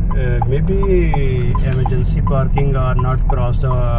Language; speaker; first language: English; non-native, learner; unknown